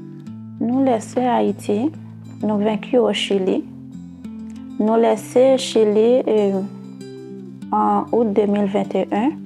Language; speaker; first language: French; non-native, learner; Haitian Creole